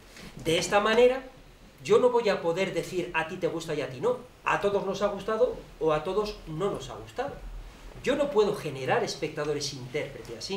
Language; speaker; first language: Spanish; native; Spanish